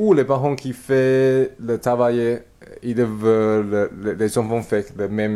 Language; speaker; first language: French; non-native, learner; Chinese